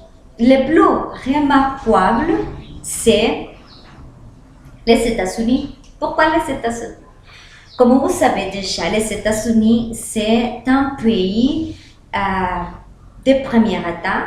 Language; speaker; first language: French; non-native, learner; Spanish